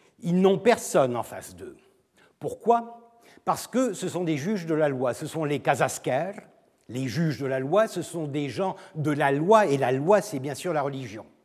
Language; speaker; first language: French; non-native, fluent; Turkish